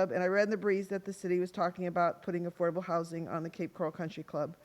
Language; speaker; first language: English; native; English